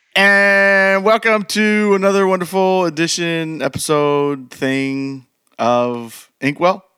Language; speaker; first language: English; early bilingual, other home language; Spanish